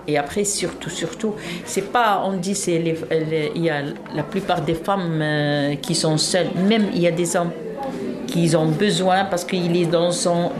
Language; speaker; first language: French; non-native, local second language; Arabic